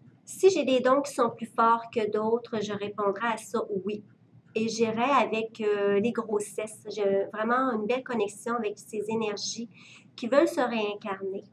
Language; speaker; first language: French; native; French